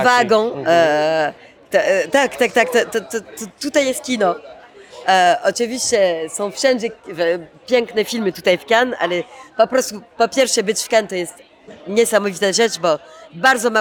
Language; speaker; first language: Polish; early bilingual, heritage; Polish